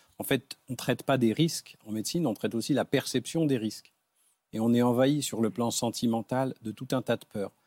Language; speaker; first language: French; native; French